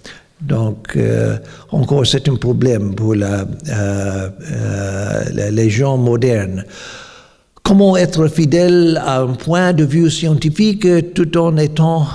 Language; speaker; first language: French; non-native, fluent; English